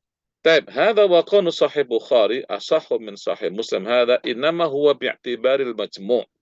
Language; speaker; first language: Arabic; non-native, fluent; Indonesian